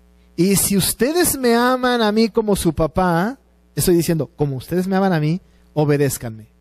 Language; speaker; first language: Spanish; native; Spanish